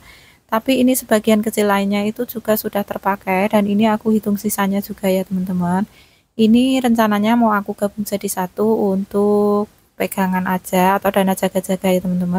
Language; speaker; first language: Indonesian; native; Indonesian